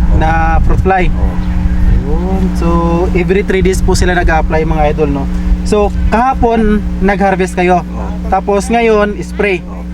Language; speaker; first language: Filipino; non-native, local second language; Hiligaynon